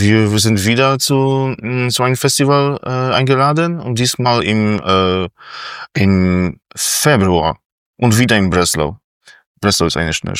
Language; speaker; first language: German; non-native, fluent; Polish